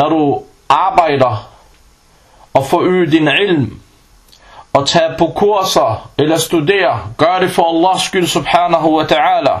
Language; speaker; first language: Danish; early bilingual, other home language; Arabic